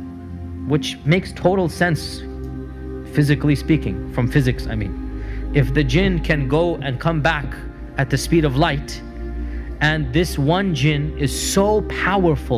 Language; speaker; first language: English; native; English